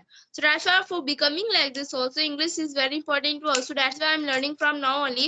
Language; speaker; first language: English; non-native, learner; Hindi